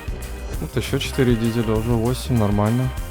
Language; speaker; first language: Russian; native; Russian